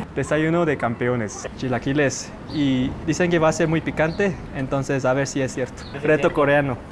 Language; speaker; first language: Spanish; non-native, fluent; Korean